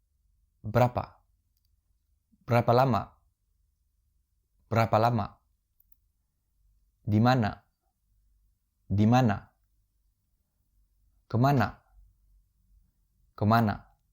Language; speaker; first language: Indonesian; non-native, fluent; French